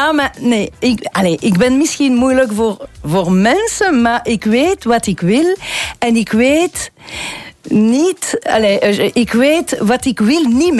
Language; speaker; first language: Dutch; non-native, local second language; French